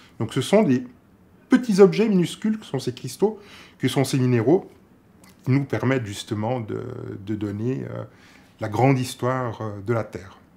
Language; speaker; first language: French; native; French